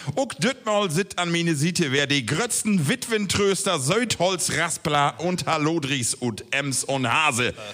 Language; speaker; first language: German; native; German